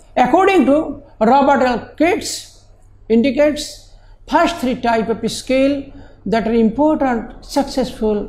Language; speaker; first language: English; non-native, local second language; Bangla